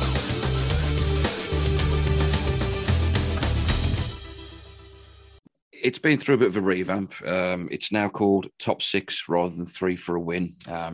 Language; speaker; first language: English; native; English